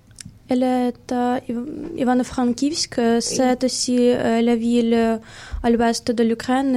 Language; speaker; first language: French; non-native, learner; Ukrainian